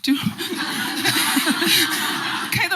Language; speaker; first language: Chinese; native; Chinese